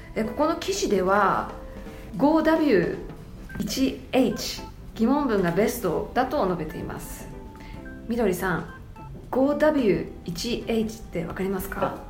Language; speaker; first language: Japanese; early bilingual, heritage; Japanese